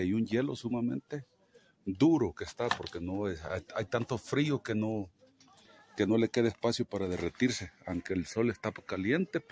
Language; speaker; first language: Spanish; native; Spanish